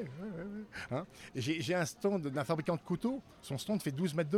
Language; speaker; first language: French; native; French